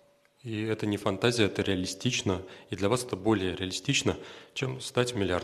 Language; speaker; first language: Russian; native; Russian